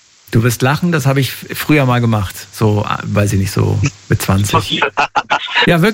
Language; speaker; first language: German; native; German